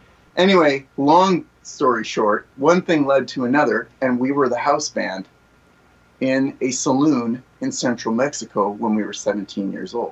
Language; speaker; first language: English; native; English